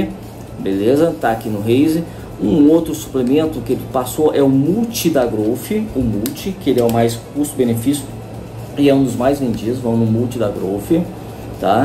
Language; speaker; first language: Portuguese; native; Portuguese